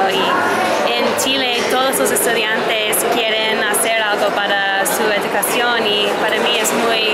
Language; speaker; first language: Spanish; non-native, learner; English